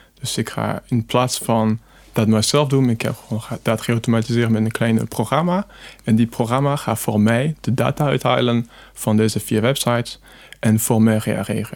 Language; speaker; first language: Dutch; non-native, fluent; French